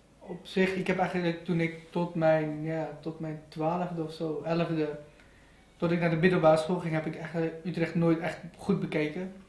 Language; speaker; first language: Dutch; early bilingual, other home language; Persian